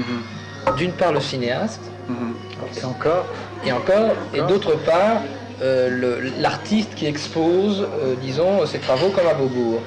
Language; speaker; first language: French; native; French